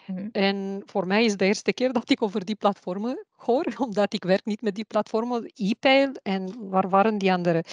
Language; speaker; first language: Dutch; non-native, learner; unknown